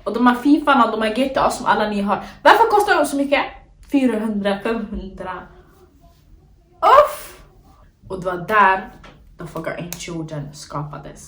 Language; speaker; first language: Swedish; early bilingual, other home language; Somali